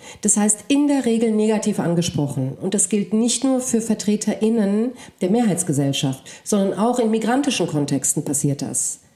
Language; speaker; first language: German; early bilingual, other home language; Polish